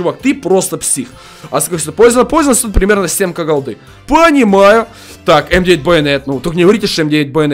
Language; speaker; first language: Russian; native; Russian